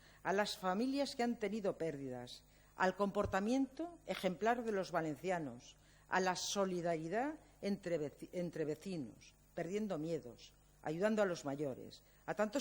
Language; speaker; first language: Spanish; native; Spanish